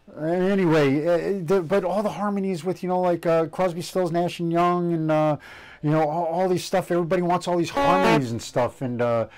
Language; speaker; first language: English; native; English